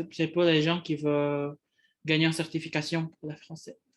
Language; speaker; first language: French; non-native, fluent; Indonesian